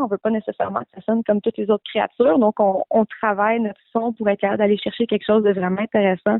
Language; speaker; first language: French; native; French